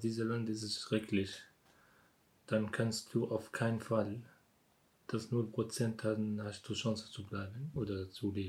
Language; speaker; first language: German; non-native, learner; Arabic